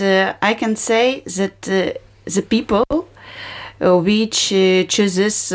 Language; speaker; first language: English; non-native, learner; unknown